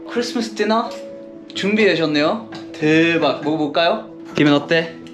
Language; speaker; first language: Korean; non-native, fluent; English